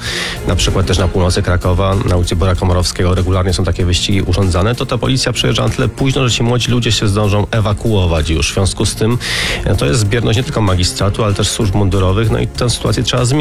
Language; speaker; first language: Polish; native; Polish